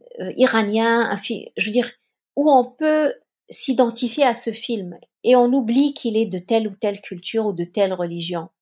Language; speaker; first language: French; non-native, local second language; Kabyle